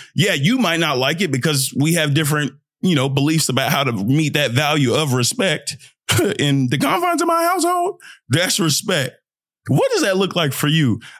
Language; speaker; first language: English; early bilingual, other home language; Yoruba